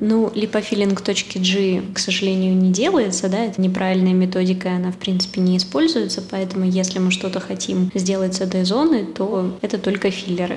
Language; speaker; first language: Russian; native; Russian